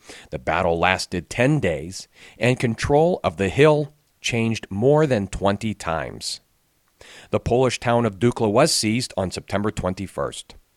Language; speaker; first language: English; native; English